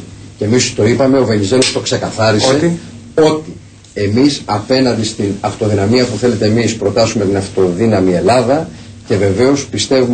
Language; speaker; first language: Greek; native; Greek